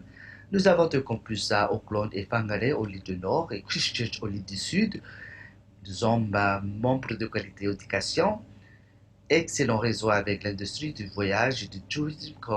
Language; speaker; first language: French; non-native, fluent; English